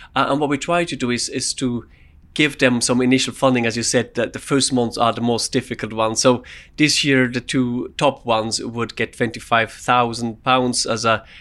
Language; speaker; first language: English; non-native, fluent; German